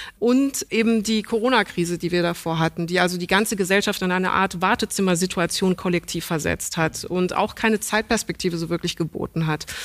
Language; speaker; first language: German; early bilingual, other home language; English